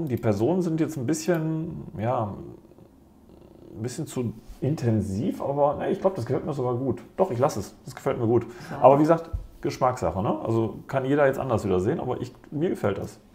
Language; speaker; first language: German; native; German